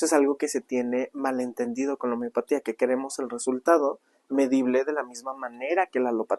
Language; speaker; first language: Spanish; native; Spanish